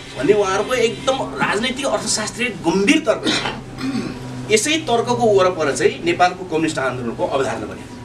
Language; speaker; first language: Nepali; non-native, local second language; Eastern Tamang